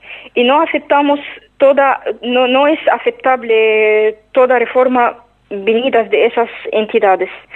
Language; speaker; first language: Spanish; non-native, fluent; Arabic